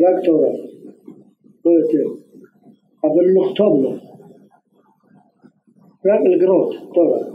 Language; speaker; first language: Hebrew; non-native, fluent; Arabic